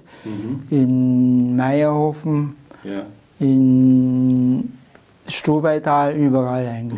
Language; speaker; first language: German; non-native, learner; Chinese